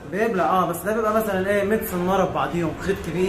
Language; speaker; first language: Arabic; native; Arabic